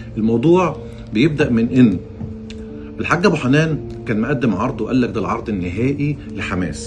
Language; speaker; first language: Arabic; native; Arabic